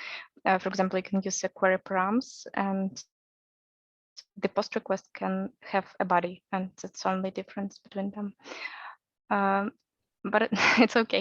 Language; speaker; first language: English; non-native, fluent; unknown